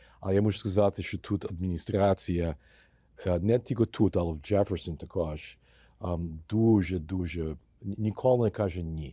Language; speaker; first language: Ukrainian; early bilingual, heritage; Ukrainian